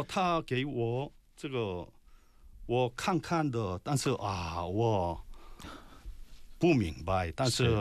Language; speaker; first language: Chinese; non-native, learner; Korean